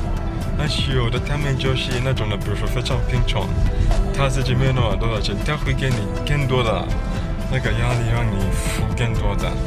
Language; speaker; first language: Chinese; non-native, fluent; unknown